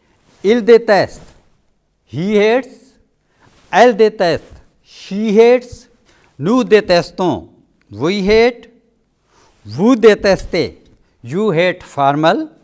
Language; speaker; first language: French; non-native, fluent; Urdu